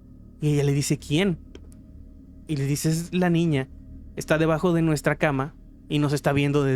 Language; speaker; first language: Spanish; native; Spanish